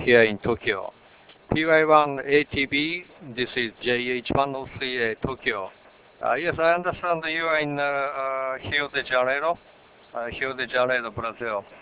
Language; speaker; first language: English; non-native, learner; Japanese